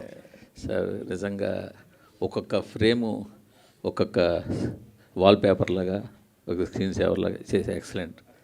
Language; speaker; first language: Telugu; native; Telugu